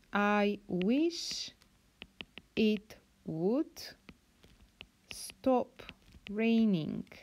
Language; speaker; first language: English; non-native, fluent; Bulgarian